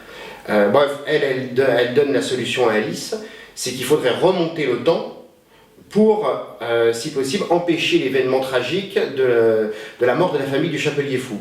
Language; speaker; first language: French; native; French